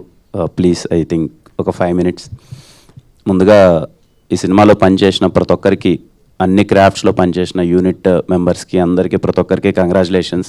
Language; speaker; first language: Telugu; native; Telugu